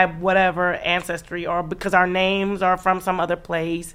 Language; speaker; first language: English; native; English